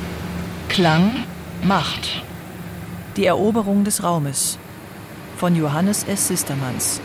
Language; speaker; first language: German; native; German